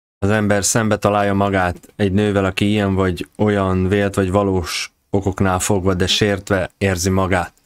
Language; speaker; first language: Hungarian; native; Hungarian